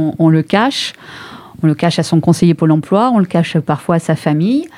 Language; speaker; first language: French; native; French